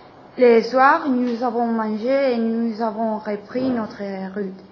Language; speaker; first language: French; non-native, learner; Spanish